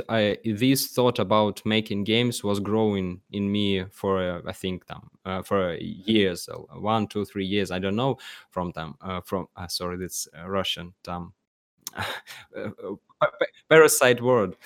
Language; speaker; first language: English; non-native, learner; Russian